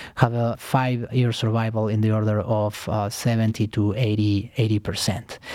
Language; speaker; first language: English; non-native, fluent; Spanish